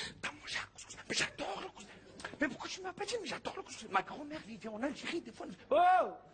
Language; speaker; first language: French; early bilingual, other home language; Arabic